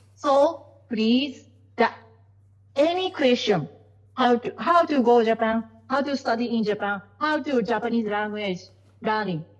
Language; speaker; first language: English; non-native, learner; Japanese